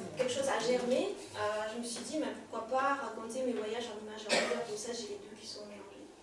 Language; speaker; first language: French; native; French